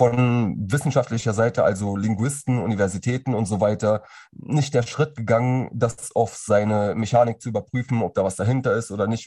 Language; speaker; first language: German; native; German